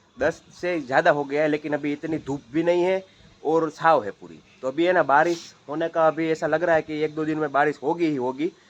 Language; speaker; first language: Hindi; non-native, local second language; Gujarati